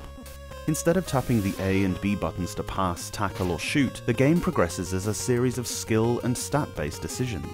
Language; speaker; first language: English; native; English